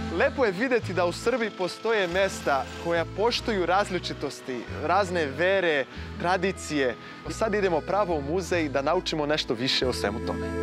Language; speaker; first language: Serbian; non-native, fluent; Portuguese